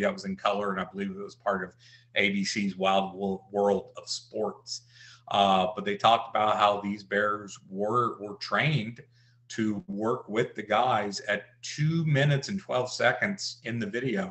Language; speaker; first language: English; native; English